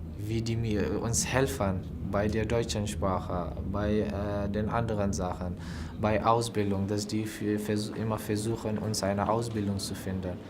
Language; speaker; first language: German; non-native, fluent; Pashto